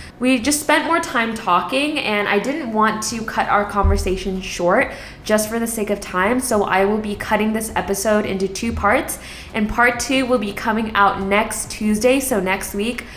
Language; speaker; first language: English; early bilingual, other home language; Korean